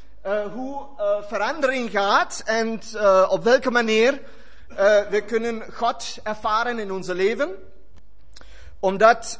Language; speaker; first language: Dutch; non-native, fluent; German